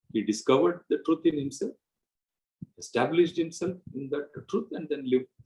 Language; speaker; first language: English; non-native, local second language; Telugu